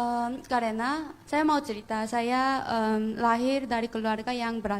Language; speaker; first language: Indonesian; non-native, fluent; Korean